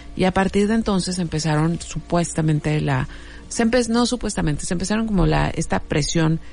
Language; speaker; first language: Spanish; native; Spanish